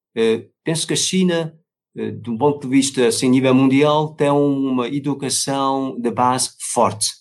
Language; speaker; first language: Portuguese; non-native, fluent; Chinese